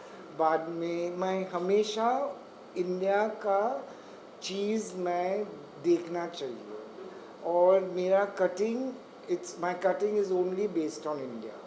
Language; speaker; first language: Hindi; non-native, local second language; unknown